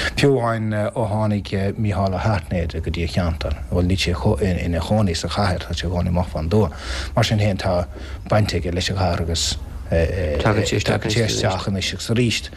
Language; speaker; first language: Irish; non-native, local second language; English